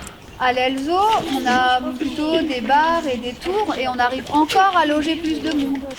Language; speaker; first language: French; native; French